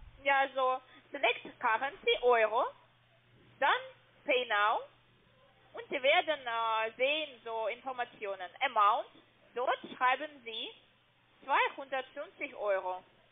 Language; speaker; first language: German; non-native, learner; Russian